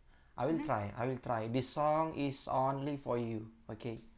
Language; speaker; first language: English; non-native, learner; Indonesian